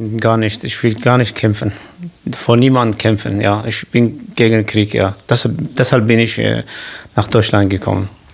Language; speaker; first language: German; non-native, learner; Kurdish